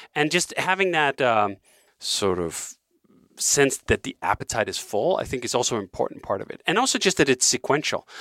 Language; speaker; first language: English; non-native, fluent; Danish